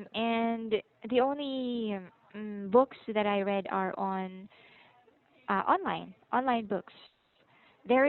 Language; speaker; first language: English; non-native, local second language; Filipino